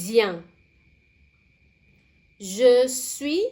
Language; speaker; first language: French; non-native, fluent; Indonesian